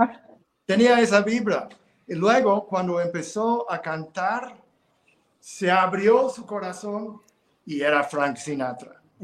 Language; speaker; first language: Spanish; non-native, fluent; English